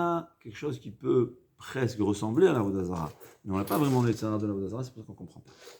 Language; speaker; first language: French; native; French